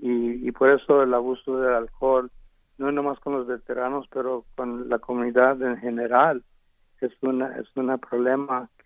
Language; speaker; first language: Spanish; early bilingual, heritage; Spanish